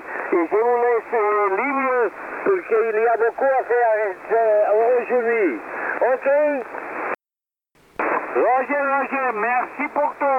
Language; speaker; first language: French; non-native, learner; Spanish